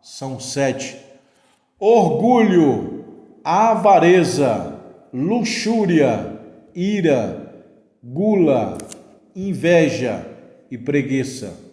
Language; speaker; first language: Portuguese; native; Portuguese